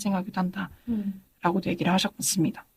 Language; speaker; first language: Korean; native; Korean